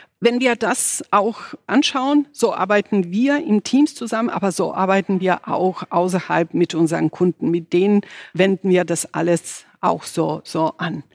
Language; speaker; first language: German; non-native, fluent; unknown